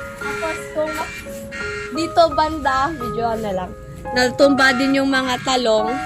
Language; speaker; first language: Filipino; non-native, local second language; Cebuano